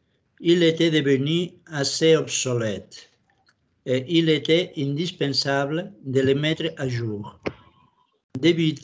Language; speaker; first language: French; non-native, learner; Catalan